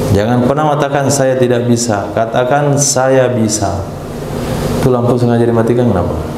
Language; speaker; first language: Malay; native; Malay